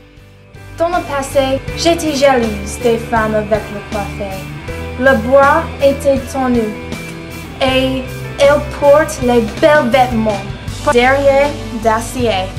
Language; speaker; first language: French; non-native, learner; English